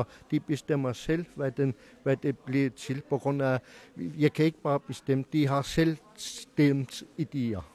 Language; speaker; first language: Danish; non-native, local second language; Kalaallisut